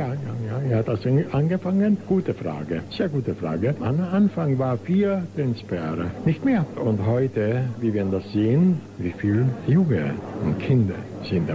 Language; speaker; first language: German; non-native, local second language; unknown